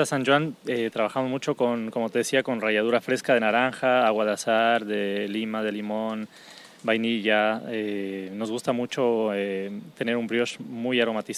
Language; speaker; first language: Spanish; native; Spanish